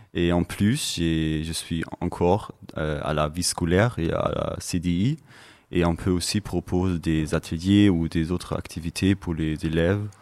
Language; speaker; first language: French; non-native, learner; German